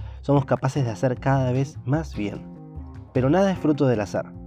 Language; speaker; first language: Spanish; native; Spanish